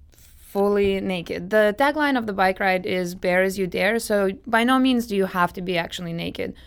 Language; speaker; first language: English; non-native, fluent; Russian